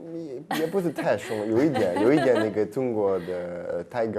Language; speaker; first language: Chinese; early bilingual, heritage; French